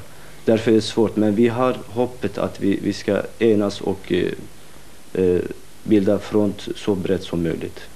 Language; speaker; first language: Swedish; non-native, fluent; Kurdish